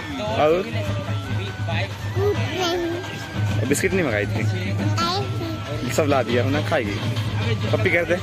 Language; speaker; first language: Hindi; native; Hindi